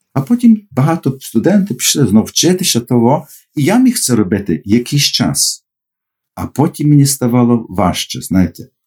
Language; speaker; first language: Ukrainian; early bilingual, heritage; Ukrainian